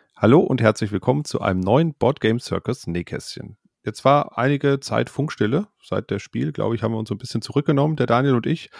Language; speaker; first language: German; native; German